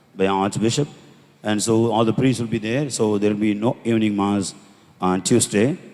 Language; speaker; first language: English; non-native, local second language; Tamil